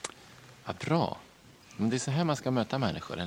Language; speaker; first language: Swedish; native; Swedish